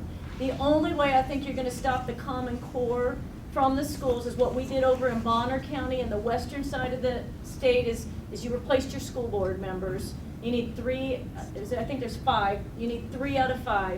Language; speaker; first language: English; native; English